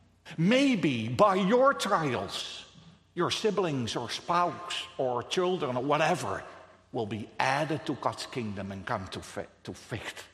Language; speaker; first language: English; non-native, fluent; Dutch